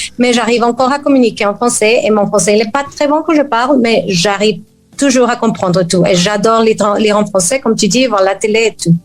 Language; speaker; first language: French; non-native, fluent; Spanish